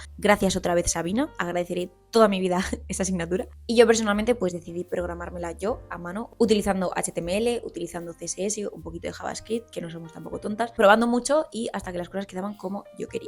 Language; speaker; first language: Spanish; native; Spanish